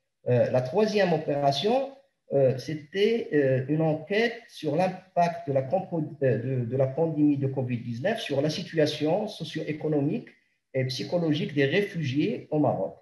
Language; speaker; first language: French; non-native, local second language; Arabic